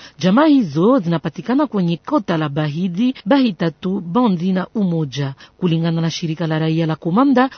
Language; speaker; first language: Swahili; native; Swahili